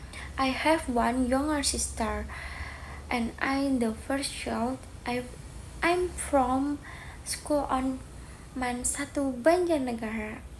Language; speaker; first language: English; non-native, learner; Indonesian